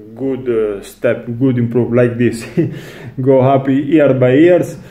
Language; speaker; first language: English; non-native, learner; Italian